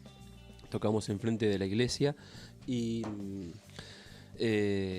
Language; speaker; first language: Spanish; native; Spanish